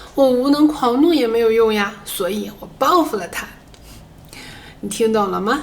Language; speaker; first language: Chinese; native; Chinese